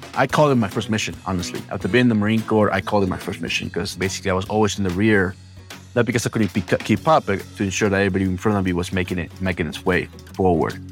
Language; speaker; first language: English; early bilingual, other home language; Spanish